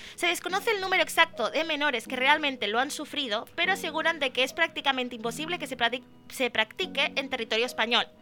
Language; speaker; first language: Spanish; early bilingual, other home language; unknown